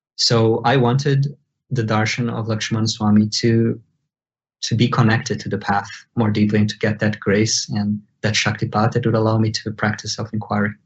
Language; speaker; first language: English; non-native, fluent; Portuguese